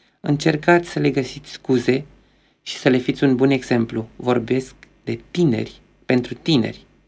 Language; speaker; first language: Romanian; native; Romanian